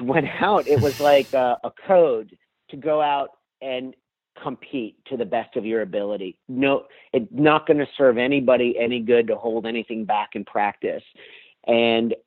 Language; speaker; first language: English; native; English